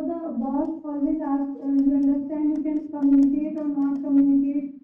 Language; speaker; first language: English; non-native, learner; Hindi